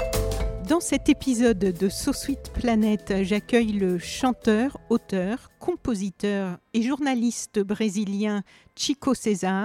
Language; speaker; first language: French; native; French